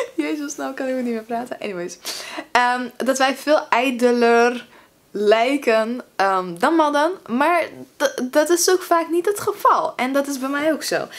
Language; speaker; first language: Dutch; early bilingual, other home language; Russian